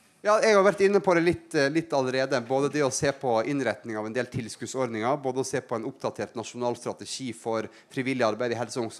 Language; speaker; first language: Norwegian; native; Norwegian